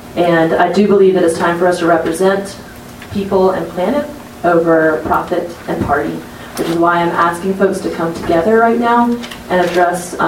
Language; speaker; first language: English; native; English